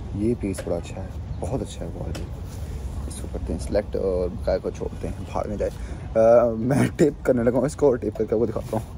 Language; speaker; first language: Urdu; native; Urdu